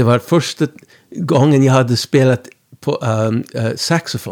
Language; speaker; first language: Swedish; non-native, fluent; English